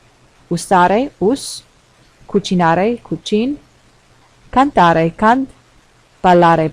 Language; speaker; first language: Italian; non-native, fluent; English